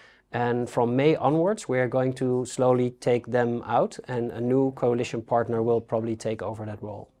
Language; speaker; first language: English; non-native, fluent; Dutch